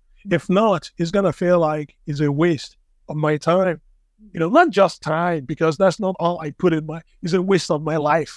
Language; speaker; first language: English; non-native, local second language; Igbo